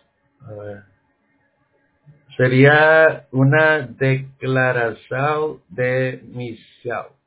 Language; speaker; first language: Spanish; native; Spanish